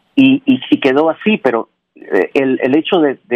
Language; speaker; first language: Spanish; native; Spanish